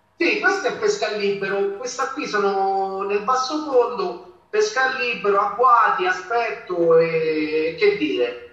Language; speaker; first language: Italian; native; Italian